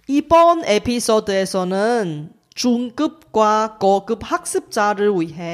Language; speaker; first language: Korean; non-native, fluent; Chinese